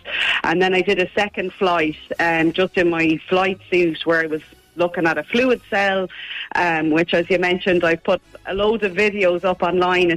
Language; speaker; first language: English; native; English